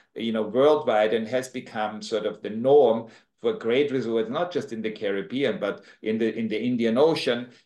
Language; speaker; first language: English; non-native, fluent; German